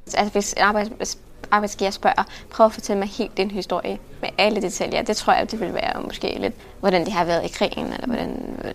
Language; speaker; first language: Danish; non-native, fluent; Arabic